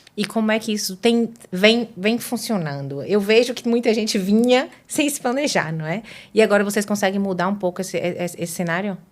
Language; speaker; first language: Portuguese; native; Portuguese